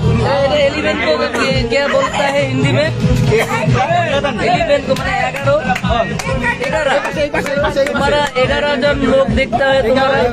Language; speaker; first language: Hindi; non-native, learner; Bangla